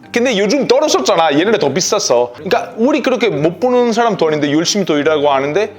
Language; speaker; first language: Korean; non-native, fluent; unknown